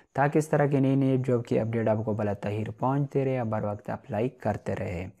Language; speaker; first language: Urdu; non-native, local second language; Pashto